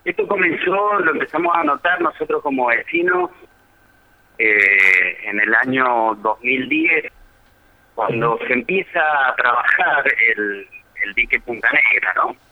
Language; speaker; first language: Spanish; native; Spanish